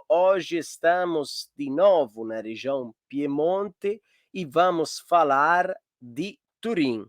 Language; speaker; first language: Portuguese; non-native, fluent; Italian